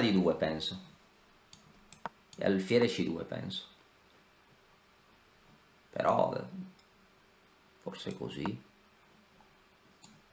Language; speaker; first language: Italian; native; Italian